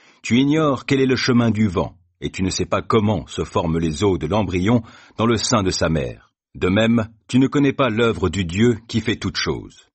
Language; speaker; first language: French; native; French